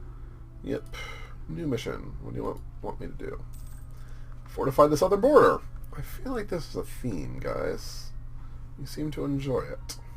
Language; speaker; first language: English; native; English